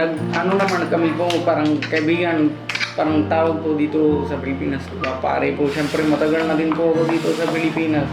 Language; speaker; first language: Filipino; non-native, learner; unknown